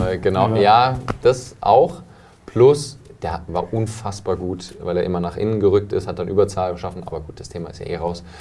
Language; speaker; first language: German; native; German